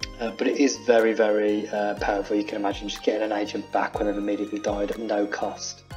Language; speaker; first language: English; native; English